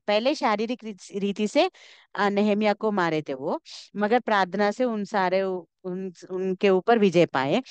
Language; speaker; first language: Hindi; non-native, local second language; Telugu